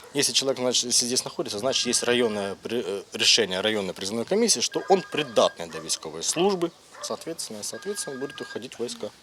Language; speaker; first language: Russian; native; Russian